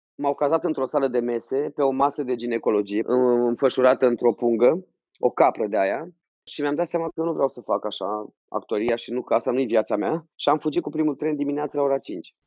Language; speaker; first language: Romanian; native; Romanian